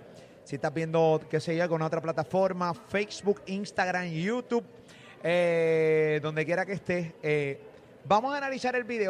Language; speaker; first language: Spanish; native; Spanish